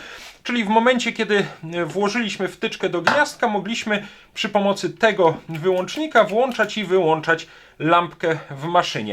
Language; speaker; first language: Polish; native; Polish